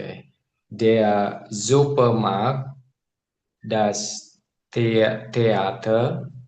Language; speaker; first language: German; non-native, learner; Indonesian